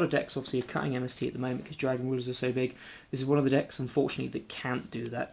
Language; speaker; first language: English; native; English